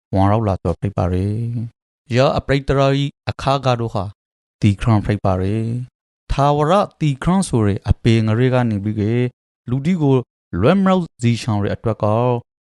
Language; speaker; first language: Burmese; native; Burmese